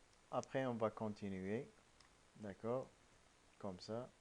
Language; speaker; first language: French; non-native, local second language; Arabic